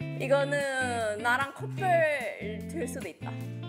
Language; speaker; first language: Korean; non-native, learner; Indonesian